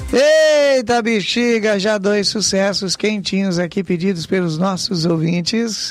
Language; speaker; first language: Portuguese; native; Portuguese